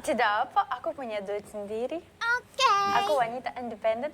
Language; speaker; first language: Indonesian; non-native, learner; Russian